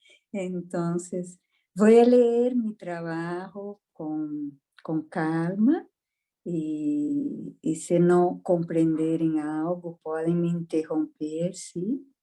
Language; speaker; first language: Spanish; non-native, fluent; Portuguese